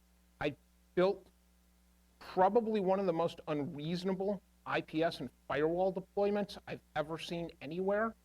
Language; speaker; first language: English; native; English